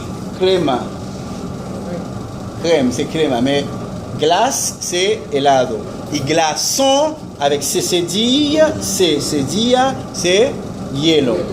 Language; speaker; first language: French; non-native, fluent; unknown